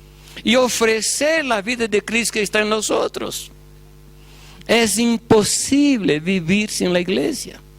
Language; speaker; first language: Spanish; non-native, fluent; Portuguese